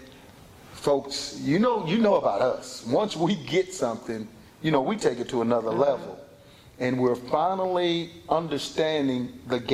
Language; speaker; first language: English; native; English